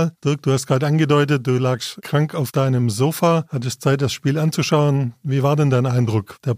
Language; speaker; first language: German; native; German